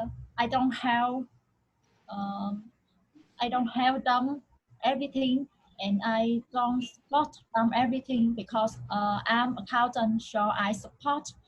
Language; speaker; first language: English; non-native, learner; Vietnamese